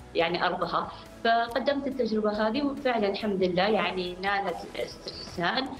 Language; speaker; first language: Arabic; native; Arabic